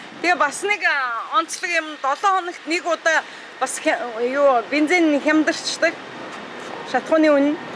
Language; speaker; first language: Mongolian; native; Mongolian